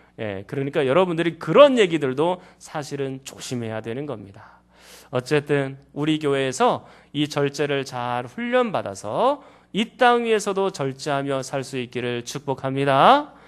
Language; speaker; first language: Korean; native; Korean